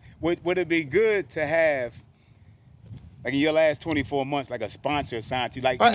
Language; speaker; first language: English; native; English